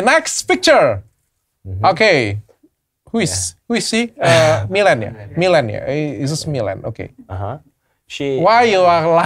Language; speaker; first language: English; non-native, learner; Indonesian